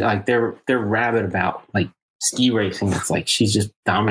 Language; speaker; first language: English; native; English